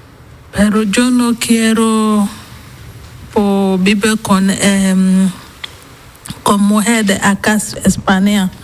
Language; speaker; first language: Spanish; non-native, learner; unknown